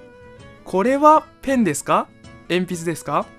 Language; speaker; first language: Japanese; non-native, fluent; Chinese